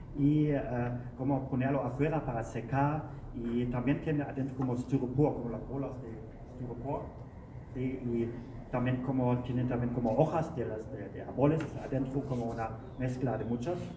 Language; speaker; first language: Spanish; non-native, learner; German